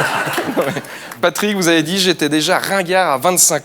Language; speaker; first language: French; native; French